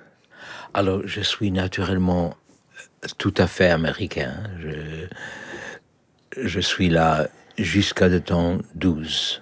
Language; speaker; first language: French; non-native, learner; Polish